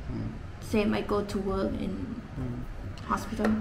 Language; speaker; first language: English; non-native, learner; Thai